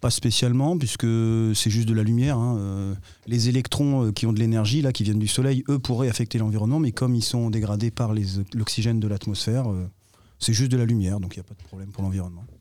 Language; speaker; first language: French; native; French